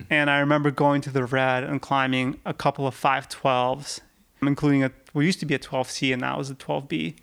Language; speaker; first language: English; early bilingual, other home language; Russian